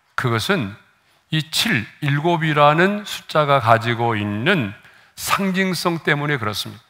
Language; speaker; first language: Korean; native; Korean